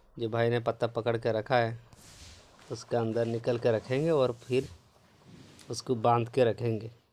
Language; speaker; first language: Hindi; non-native, local second language; Odia